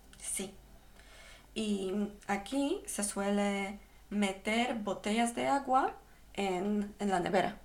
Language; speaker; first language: Spanish; non-native, fluent; Polish